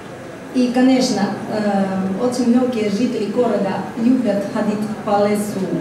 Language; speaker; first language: Russian; non-native, fluent; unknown